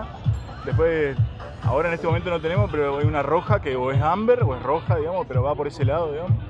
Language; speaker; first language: Spanish; native; Spanish